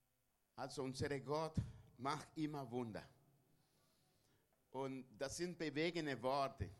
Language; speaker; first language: German; non-native, learner; Spanish